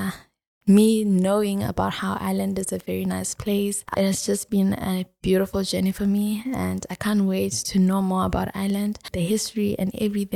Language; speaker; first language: English; non-native, local second language; Tswana